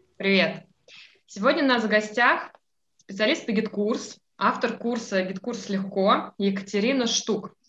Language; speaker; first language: Russian; native; Russian